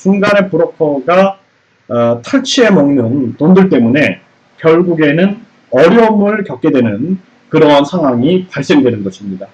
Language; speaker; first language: Korean; native; Korean